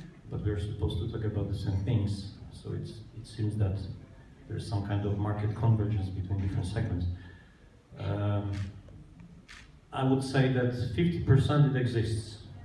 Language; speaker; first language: English; non-native, fluent; Polish